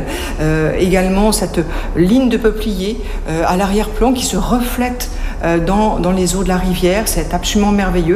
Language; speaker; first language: French; native; French